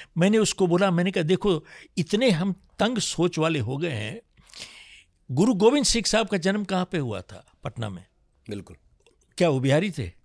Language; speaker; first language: Hindi; native; Hindi